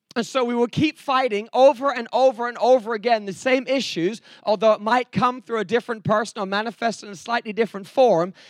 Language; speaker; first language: English; native; English